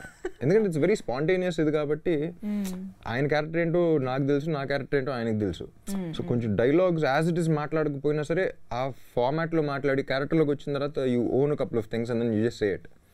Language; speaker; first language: Telugu; native; Telugu